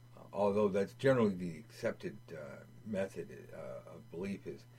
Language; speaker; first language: English; native; English